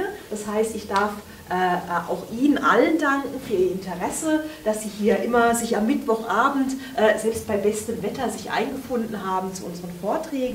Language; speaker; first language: German; native; German